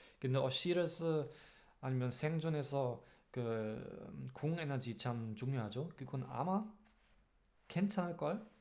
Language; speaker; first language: Korean; non-native, learner; German